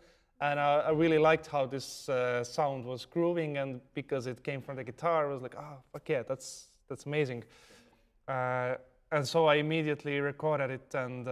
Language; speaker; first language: English; non-native, fluent; Estonian